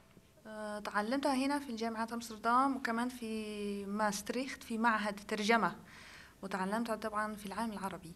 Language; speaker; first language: Arabic; non-native, fluent; Dutch